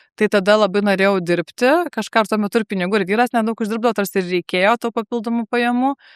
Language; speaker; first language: Lithuanian; native; Lithuanian